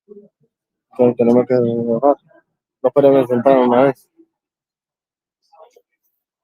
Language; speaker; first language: Spanish; non-native, learner; English